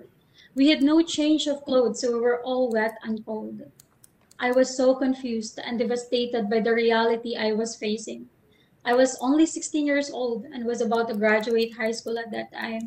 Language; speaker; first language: English; non-native, local second language; Waray